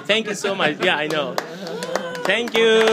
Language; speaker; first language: English; non-native, fluent; Persian